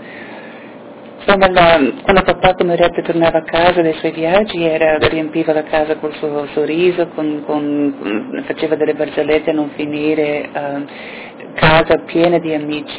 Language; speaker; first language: Italian; early bilingual, heritage; Italian